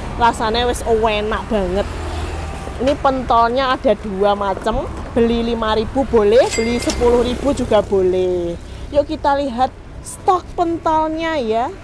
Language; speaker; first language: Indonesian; non-native, local second language; Javanese